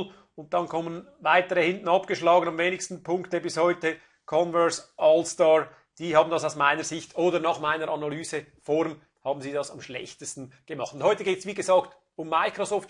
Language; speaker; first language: German; native; German